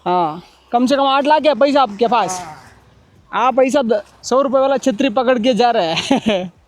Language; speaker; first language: Hindi; non-native, local second language; Kannada